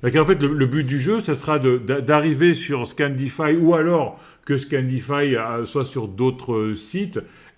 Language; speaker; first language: French; native; French